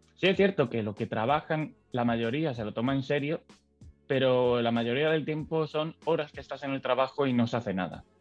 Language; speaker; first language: Spanish; native; Spanish